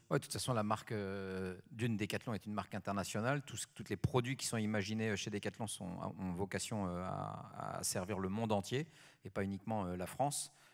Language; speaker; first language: French; native; French